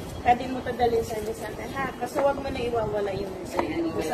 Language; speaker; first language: Filipino; native; Filipino